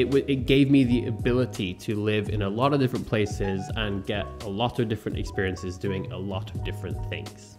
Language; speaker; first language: English; native; English